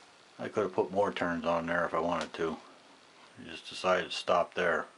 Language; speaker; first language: English; native; English